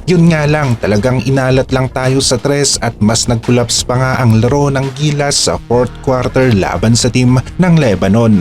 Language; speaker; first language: Filipino; native; Filipino